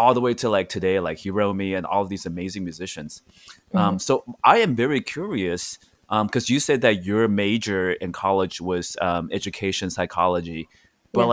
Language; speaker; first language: English; non-native, fluent; Chinese